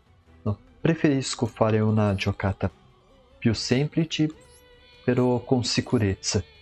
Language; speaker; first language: Italian; non-native, learner; Portuguese